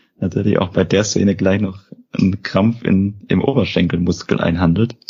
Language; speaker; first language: German; native; German